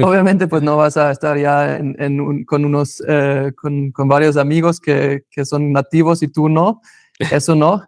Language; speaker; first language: Spanish; non-native, fluent; German